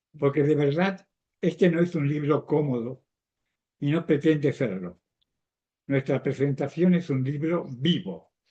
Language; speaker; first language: Spanish; native; Spanish